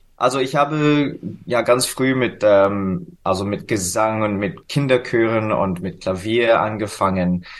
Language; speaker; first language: German; non-native, fluent; English